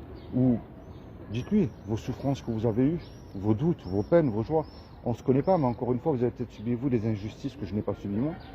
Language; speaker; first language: French; native; French